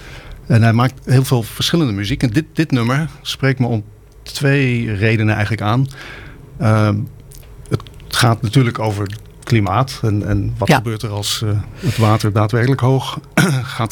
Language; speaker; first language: Dutch; native; Dutch